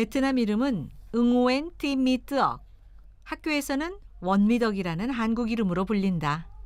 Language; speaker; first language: Korean; native; Korean